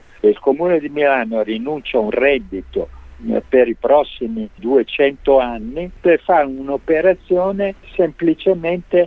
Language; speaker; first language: Italian; native; Italian